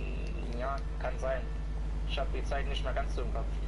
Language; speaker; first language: German; native; German